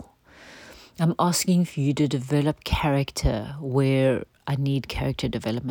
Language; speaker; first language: English; native; English